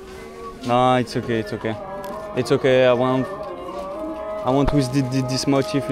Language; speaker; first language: English; non-native, learner; French